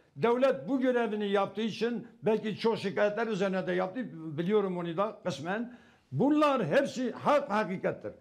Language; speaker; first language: Turkish; non-native, local second language; Kurdish